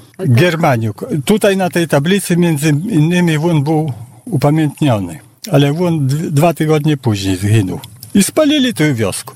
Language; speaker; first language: Polish; non-native, local second language; Belarusian